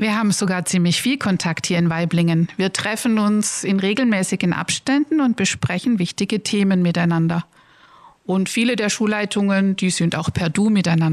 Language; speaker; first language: German; native; German